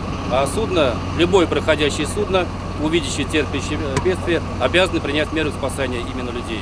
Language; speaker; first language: Russian; native; Russian